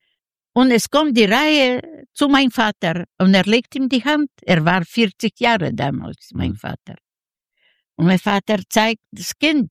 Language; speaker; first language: German; non-native, learner; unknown